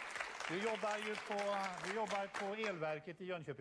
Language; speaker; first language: Swedish; native; Swedish